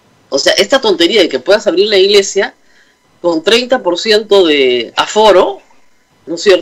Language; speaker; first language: Spanish; native; Spanish